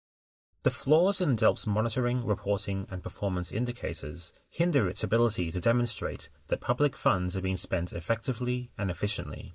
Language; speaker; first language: English; native; English